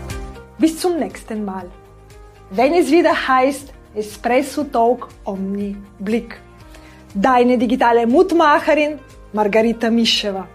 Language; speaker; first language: German; non-native, fluent; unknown